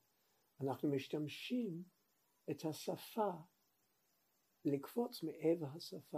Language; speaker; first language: Hebrew; non-native, fluent; English